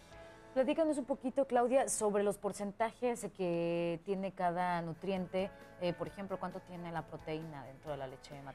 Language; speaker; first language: Spanish; native; Spanish